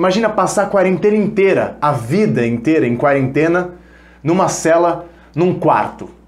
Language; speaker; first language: Portuguese; early bilingual, other home language; Spanish